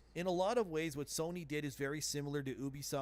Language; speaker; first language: English; native; English